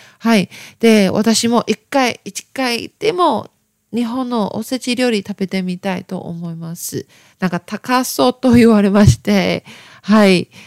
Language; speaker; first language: Japanese; non-native, learner; Chinese